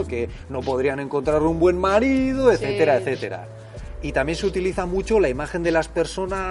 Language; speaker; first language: Spanish; native; Spanish